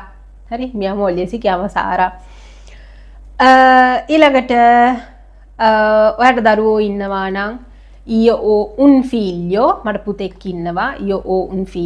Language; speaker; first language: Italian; non-native, fluent; Sinhala